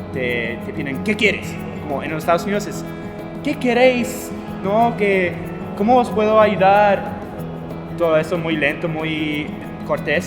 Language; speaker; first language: Spanish; non-native, fluent; English